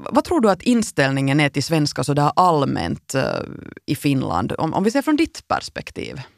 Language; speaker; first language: Swedish; native; Swedish